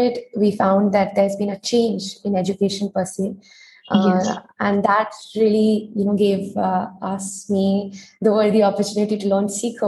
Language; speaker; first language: English; non-native, local second language; Hindi